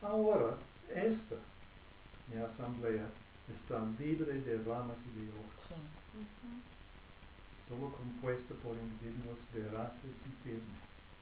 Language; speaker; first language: Spanish; non-native, fluent; English